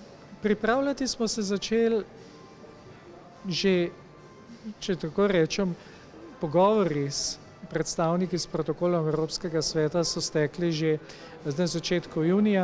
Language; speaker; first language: Slovenian; native; Slovenian